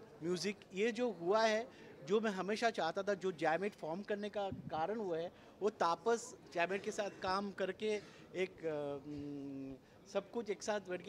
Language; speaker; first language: Hindi; non-native, local second language; Bangla